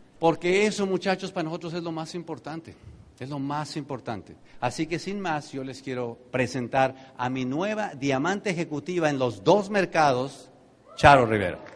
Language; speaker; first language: Spanish; native; Spanish